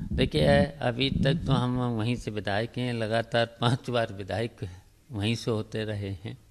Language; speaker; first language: Hindi; native; Hindi